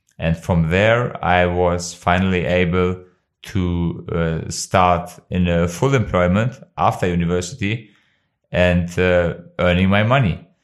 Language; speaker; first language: English; non-native, fluent; Albanian